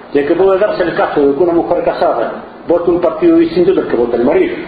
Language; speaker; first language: Spanish; non-native, local second language; Galician